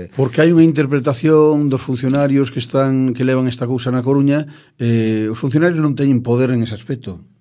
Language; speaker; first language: Galician; native; Galician